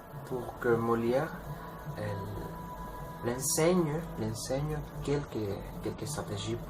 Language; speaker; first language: French; non-native, learner; Spanish